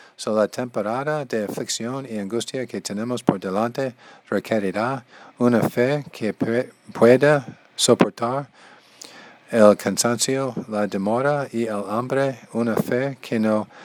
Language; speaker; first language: Spanish; non-native, learner; English